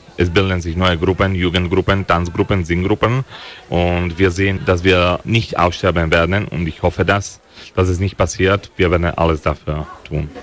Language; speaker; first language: German; non-native, local second language; Slovak